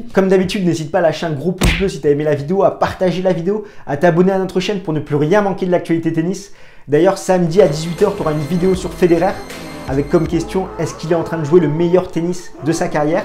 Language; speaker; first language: French; native; French